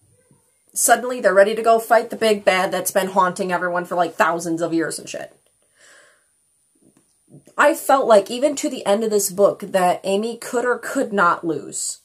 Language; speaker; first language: English; native; English